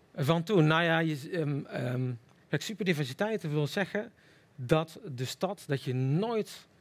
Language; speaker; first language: Dutch; native; Dutch